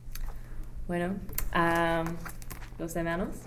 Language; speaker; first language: Spanish; non-native, learner; English